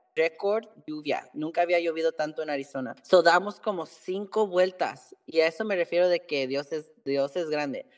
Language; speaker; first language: Spanish; early bilingual, heritage; Spanish